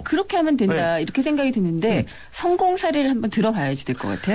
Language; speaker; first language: Korean; native; Korean